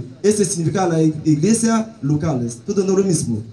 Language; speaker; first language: Spanish; non-native, learner; Haitian Creole